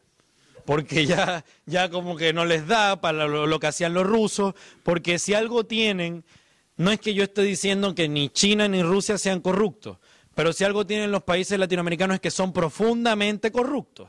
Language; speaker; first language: Spanish; native; Spanish